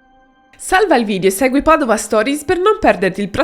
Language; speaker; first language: Italian; native; Italian